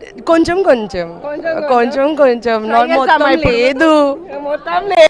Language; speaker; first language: Telugu; non-native, learner; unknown